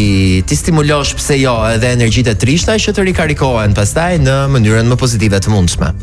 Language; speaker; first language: Albanian; native; Albanian